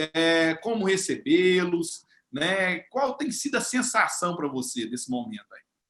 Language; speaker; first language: Portuguese; native; Portuguese